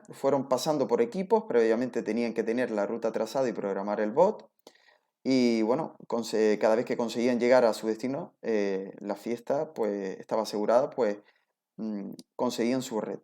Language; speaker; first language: Spanish; native; Spanish